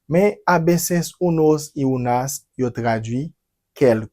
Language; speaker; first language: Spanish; non-native, fluent; Haitian Creole